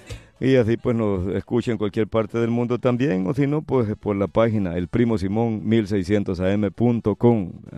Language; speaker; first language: Spanish; native; Spanish